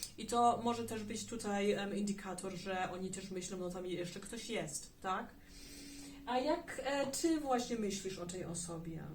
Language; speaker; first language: Polish; early bilingual, heritage; German